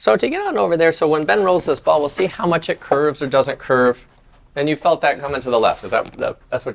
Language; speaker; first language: English; native; English